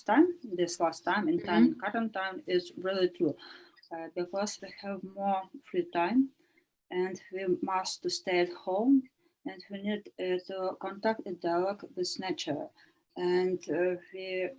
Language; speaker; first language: English; non-native, learner; Ukrainian